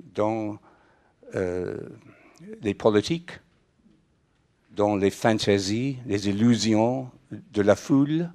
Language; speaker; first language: French; non-native, fluent; English